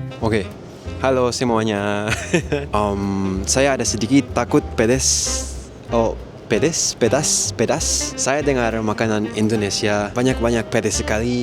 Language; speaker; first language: Indonesian; non-native, learner; Filipino